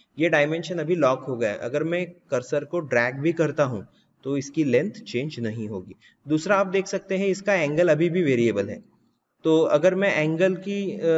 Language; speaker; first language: Hindi; native; Hindi